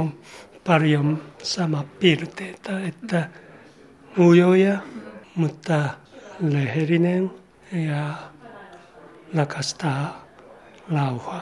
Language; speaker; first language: Finnish; non-native, learner; Japanese